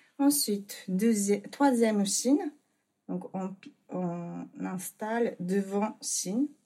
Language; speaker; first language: French; non-native, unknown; Japanese